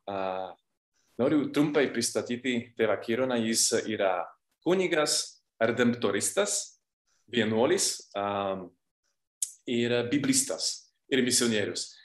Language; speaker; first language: Lithuanian; non-native, fluent; Slovak